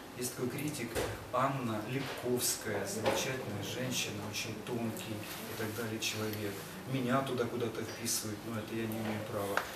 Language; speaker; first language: Russian; native; Russian